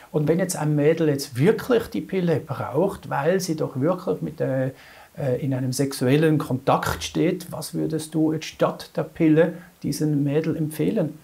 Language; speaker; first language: German; native; German